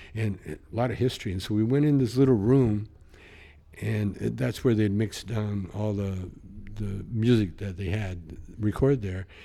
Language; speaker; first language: English; native; English